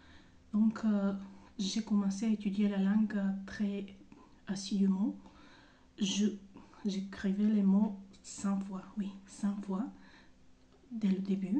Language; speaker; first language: French; non-native, fluent; Bulgarian